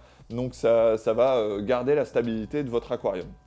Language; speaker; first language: French; native; French